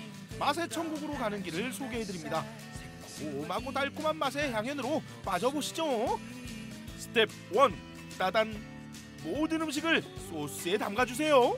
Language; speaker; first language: Korean; native; Korean